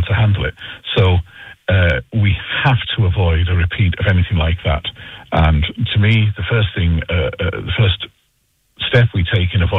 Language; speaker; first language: English; native; English